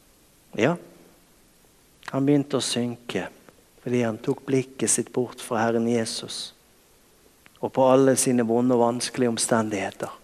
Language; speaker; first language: Norwegian; native; Norwegian